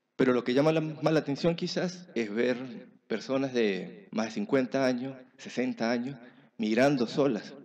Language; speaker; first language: Spanish; native; Spanish